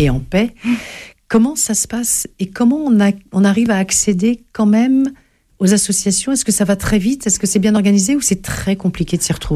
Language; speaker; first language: French; native; French